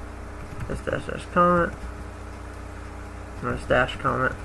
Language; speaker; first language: English; native; English